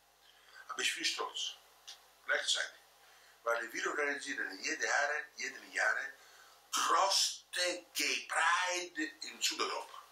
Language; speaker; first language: German; non-native, fluent; Italian